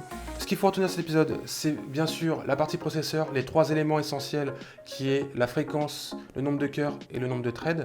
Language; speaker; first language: French; native; French